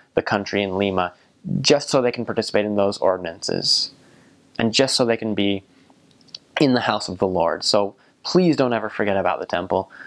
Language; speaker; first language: English; native; English